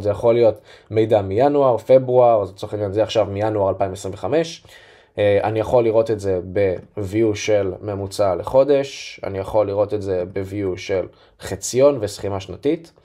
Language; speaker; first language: Hebrew; native; Hebrew